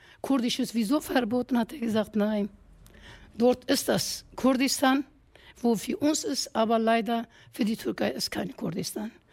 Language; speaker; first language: German; non-native, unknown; Kurdish